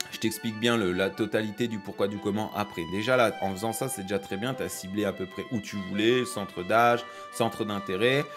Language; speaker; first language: French; native; French